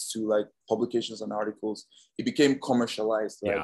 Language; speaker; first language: English; non-native, local second language; Yoruba